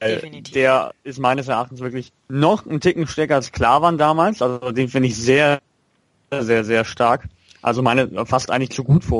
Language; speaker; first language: German; native; German